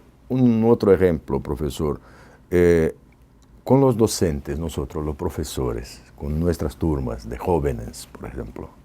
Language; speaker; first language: Spanish; non-native, fluent; Portuguese